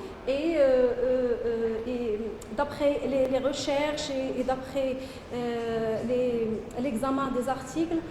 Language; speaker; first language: French; non-native, local second language; Arabic